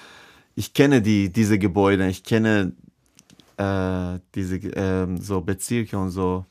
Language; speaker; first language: German; non-native, fluent; Persian